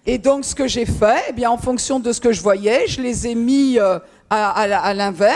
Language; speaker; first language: French; native; French